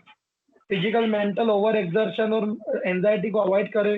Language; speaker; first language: Hindi; native; Hindi